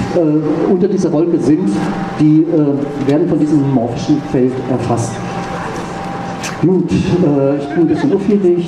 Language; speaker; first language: German; native; German